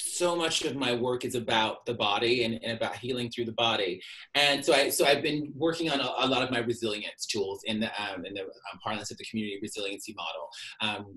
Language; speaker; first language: English; native; English